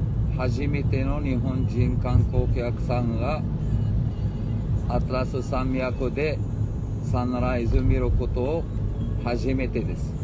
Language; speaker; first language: Japanese; non-native, fluent; Arabic